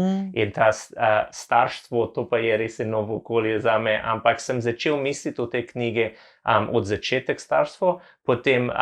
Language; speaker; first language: Slovenian; non-native, learner; English